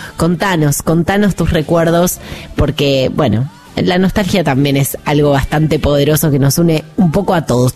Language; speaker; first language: Spanish; native; Spanish